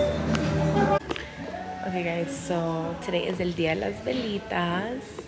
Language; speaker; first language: Spanish; early bilingual, heritage; Spanish